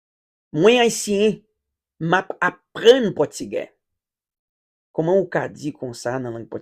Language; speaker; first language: Haitian Creole; non-native, learner; Portuguese